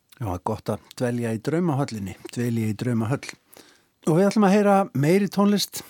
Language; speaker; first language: Icelandic; native; Icelandic